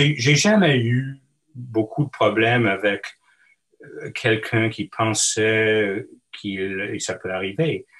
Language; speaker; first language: French; non-native, local second language; English